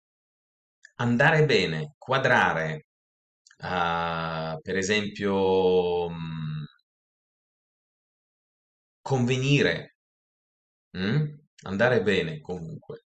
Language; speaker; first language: Italian; non-native, fluent; Russian